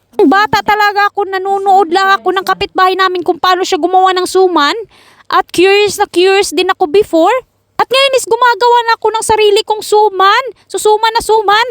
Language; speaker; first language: Filipino; non-native, local second language; Cebuano